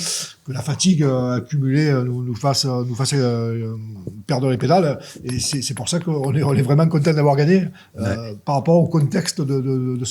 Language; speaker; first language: French; native; French